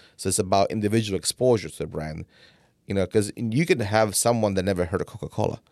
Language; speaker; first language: English; non-native, fluent; Italian